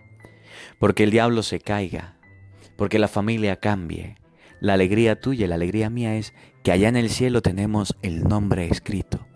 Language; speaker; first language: Spanish; native; Spanish